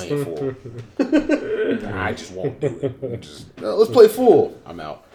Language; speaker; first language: English; native; English